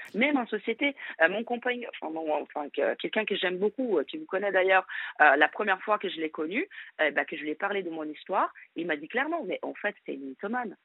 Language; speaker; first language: French; non-native, fluent; Portuguese